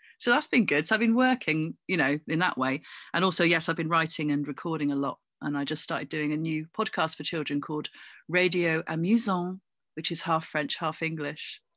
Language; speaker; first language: English; native; English